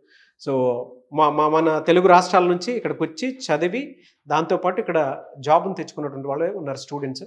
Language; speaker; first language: Telugu; native; Telugu